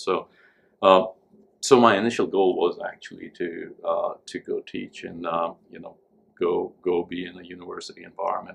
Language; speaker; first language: English; non-native, local second language; Hindi